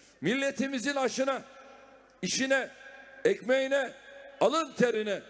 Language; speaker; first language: Turkish; native; Turkish